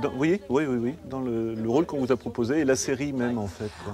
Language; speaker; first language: French; native; French